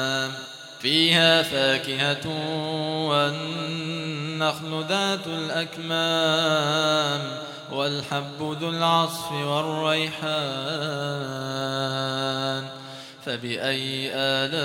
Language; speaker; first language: Arabic; native; Arabic